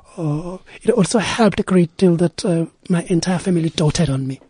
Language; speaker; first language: English; non-native, local second language; Zulu